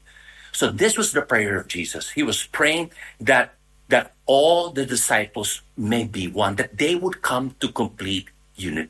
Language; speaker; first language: English; non-native, local second language; Filipino